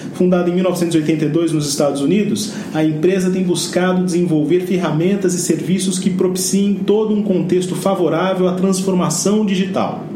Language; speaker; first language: Portuguese; native; Portuguese